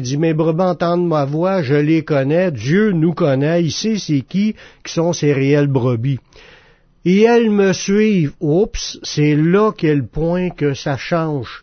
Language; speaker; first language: French; native; French